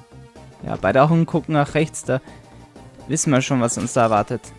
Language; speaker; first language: German; native; German